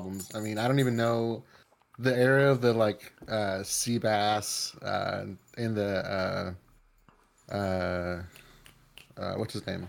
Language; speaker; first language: English; early bilingual, other home language; Spanish